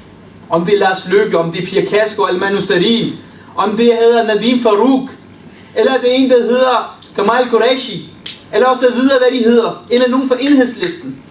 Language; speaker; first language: Danish; early bilingual, other home language; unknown